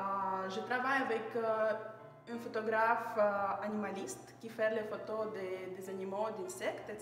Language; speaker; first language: French; non-native, learner; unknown